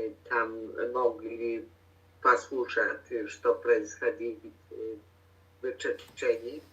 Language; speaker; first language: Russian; non-native, learner; Polish